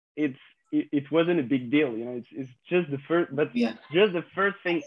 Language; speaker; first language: English; non-native, fluent; French